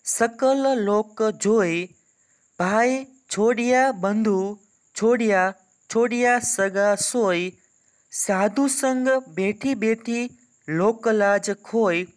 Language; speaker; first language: Hindi; non-native, local second language; Gujarati